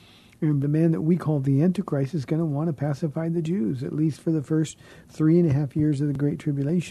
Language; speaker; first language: English; native; English